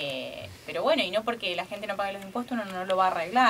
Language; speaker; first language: Spanish; native; Spanish